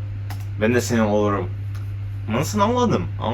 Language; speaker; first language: Turkish; non-native, learner; Tatar